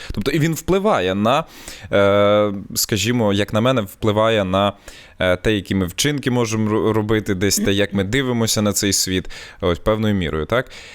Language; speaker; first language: Ukrainian; non-native, local second language; Russian